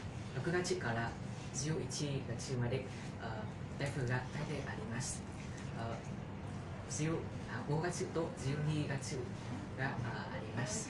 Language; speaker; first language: Japanese; non-native, learner; Vietnamese